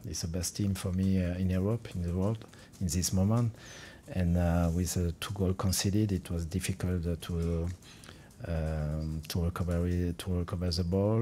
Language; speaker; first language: English; non-native, fluent; French